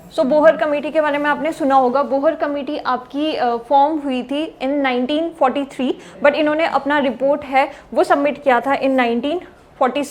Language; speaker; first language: Hindi; native; Hindi